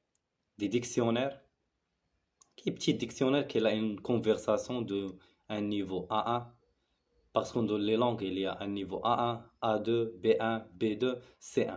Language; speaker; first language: French; non-native, learner; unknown